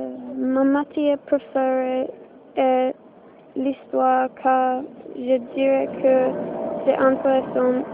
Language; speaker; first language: French; non-native, learner; English